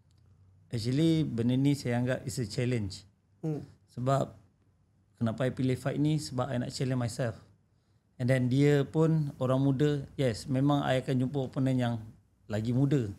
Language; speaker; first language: Malay; native; Malay